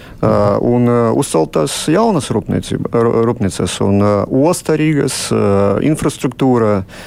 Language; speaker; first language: Latvian; non-native, local second language; Russian